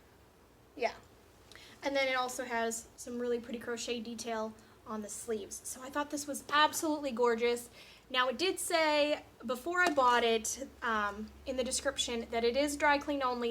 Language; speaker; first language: English; native; English